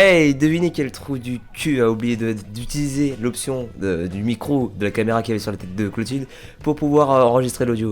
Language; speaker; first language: French; native; French